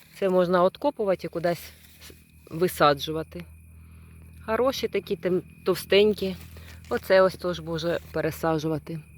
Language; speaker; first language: Ukrainian; non-native, local second language; Russian